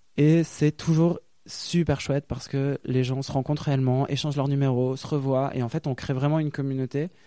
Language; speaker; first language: French; native; French